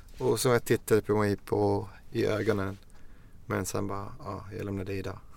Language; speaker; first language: Swedish; non-native, fluent; Arabic